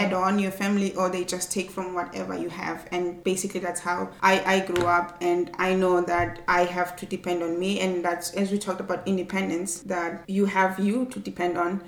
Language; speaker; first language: English; non-native, local second language; Swati